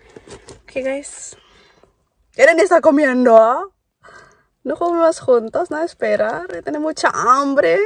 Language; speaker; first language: Spanish; non-native, learner; Indonesian